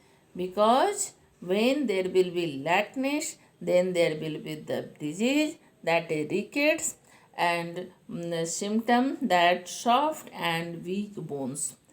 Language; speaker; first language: English; non-native, local second language; Hindi